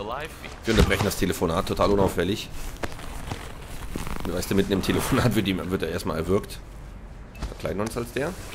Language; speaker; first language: German; native; German